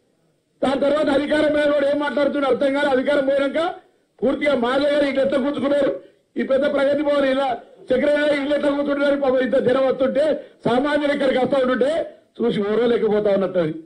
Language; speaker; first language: Telugu; native; Telugu